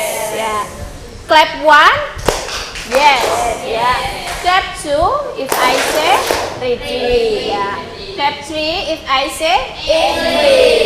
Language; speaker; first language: English; non-native, learner; Indonesian